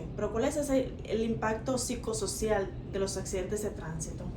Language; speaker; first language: Spanish; native; Spanish